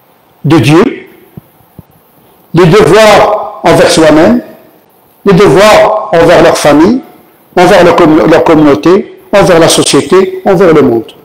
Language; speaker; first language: French; native; French